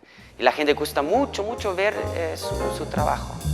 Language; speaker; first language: Spanish; non-native, fluent; German